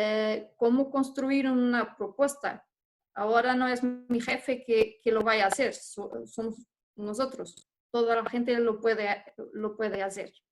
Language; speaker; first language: Spanish; non-native, fluent; Portuguese